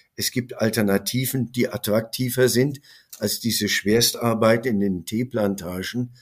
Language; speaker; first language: German; native; German